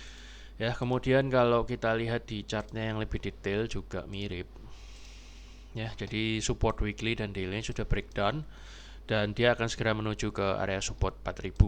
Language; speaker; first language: Indonesian; native; Indonesian